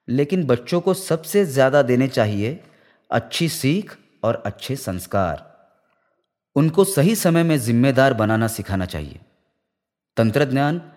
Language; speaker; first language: Hindi; non-native, local second language; Marathi